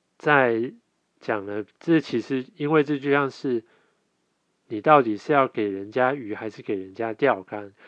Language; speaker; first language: Chinese; native; Chinese